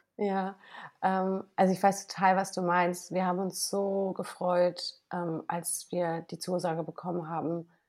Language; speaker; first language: German; native; German